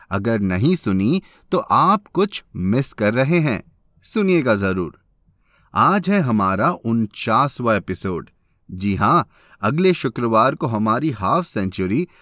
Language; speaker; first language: Hindi; native; Hindi